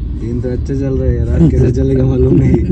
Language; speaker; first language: Hindi; non-native, local second language; Malayalam